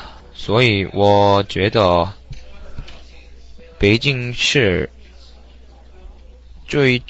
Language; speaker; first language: Chinese; non-native, learner; Korean